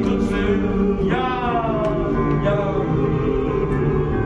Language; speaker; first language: Japanese; native; Japanese